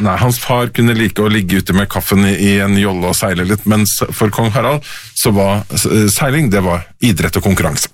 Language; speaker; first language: Norwegian; native; Norwegian